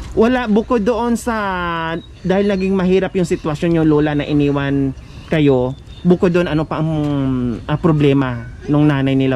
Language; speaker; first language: Filipino; native; Filipino